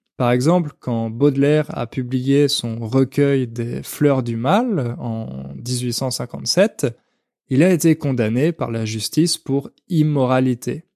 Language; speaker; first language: French; native; French